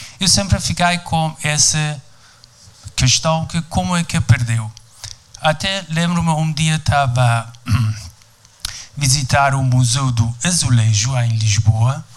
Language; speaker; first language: Portuguese; non-native, fluent; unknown